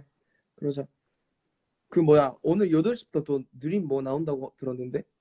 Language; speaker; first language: Korean; non-native, fluent; Japanese